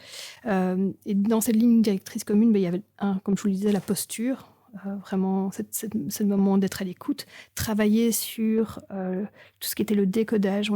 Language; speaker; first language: French; native; French